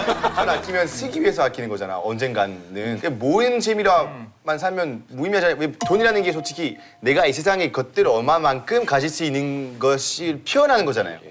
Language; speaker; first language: Korean; non-native, fluent; French